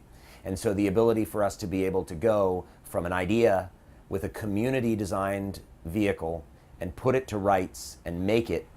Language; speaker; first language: English; native; English